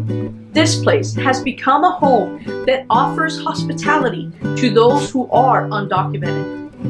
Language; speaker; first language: English; non-native, local second language; Spanish